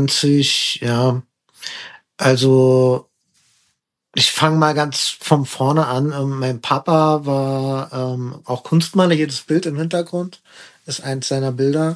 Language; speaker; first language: German; early bilingual, other home language; Persian